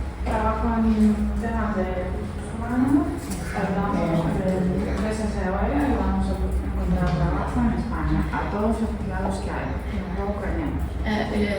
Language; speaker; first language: Spanish; non-native, fluent; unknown